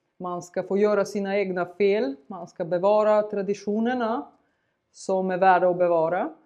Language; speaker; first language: Swedish; non-native, fluent; Bulgarian